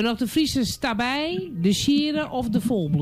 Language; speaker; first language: Dutch; native; Dutch